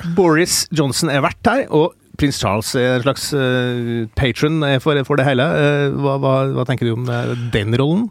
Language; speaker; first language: Norwegian; native; Norwegian